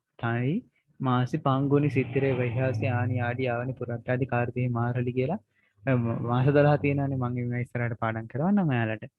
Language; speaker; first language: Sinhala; native; Sinhala